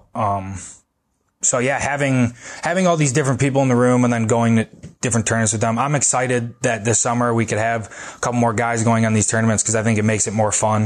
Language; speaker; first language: English; native; English